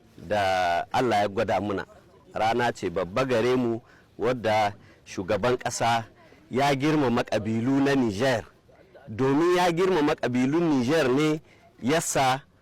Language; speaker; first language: Hausa; non-native, local second language; Fula